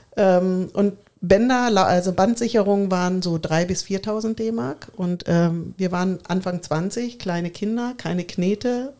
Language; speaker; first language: German; native; German